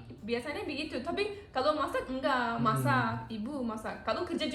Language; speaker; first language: Indonesian; non-native, learner; Turkish